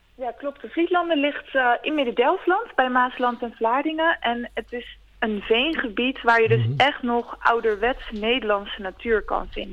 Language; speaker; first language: Dutch; native; Dutch